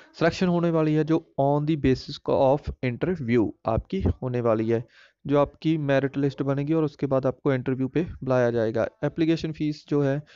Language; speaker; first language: Hindi; non-native, local second language; Punjabi